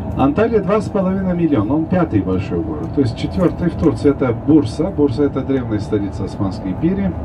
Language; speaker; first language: Russian; non-native, fluent; Turkish